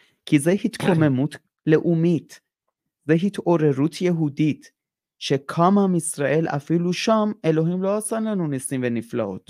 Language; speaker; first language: Hebrew; non-native, fluent; Persian